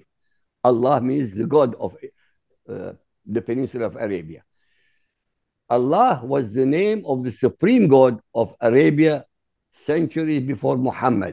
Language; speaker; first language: English; non-native, fluent; Arabic